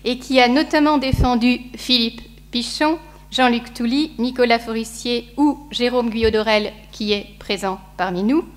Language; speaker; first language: French; native; French